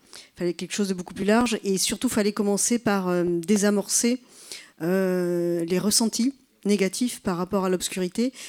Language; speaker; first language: French; native; French